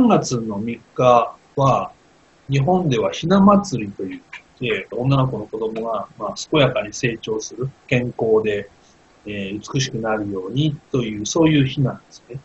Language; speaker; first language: Japanese; native; Japanese